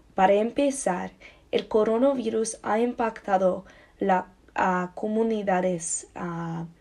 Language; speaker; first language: Spanish; non-native, learner; English